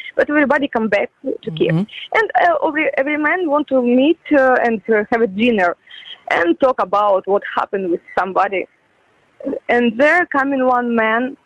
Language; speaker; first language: English; non-native, learner; Ukrainian